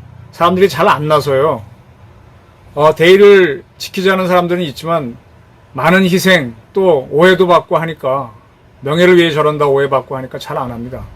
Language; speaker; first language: Korean; native; Korean